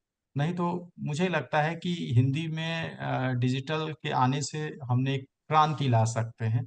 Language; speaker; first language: Hindi; native; Hindi